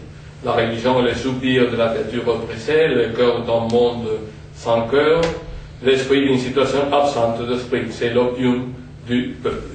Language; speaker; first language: French; non-native, fluent; Spanish